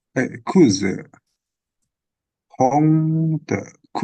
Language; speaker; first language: Chinese; non-native, learner; Indonesian